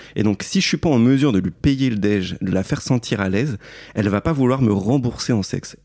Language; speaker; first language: French; native; French